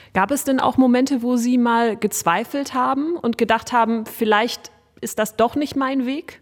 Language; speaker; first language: German; native; German